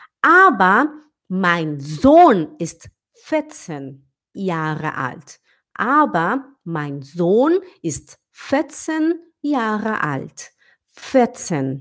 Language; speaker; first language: German; non-native, fluent; Portuguese